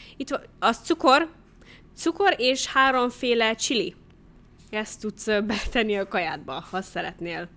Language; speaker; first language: Hungarian; early bilingual, heritage; Hungarian